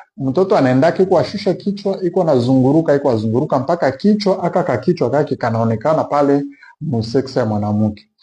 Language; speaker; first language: Swahili; native; Swahili